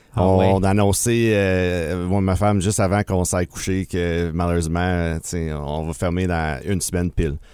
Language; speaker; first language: French; native; French